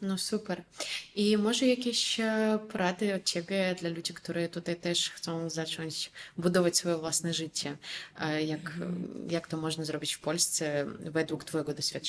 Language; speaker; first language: Polish; non-native, fluent; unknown